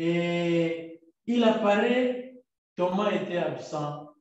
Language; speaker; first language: French; non-native, local second language; Lingala